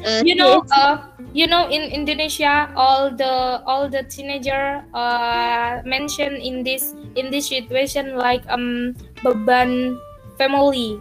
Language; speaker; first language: English; non-native, learner; Indonesian